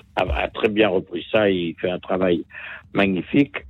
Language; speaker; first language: French; native; French